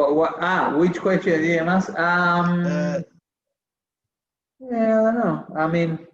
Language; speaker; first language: English; non-native, fluent; Spanish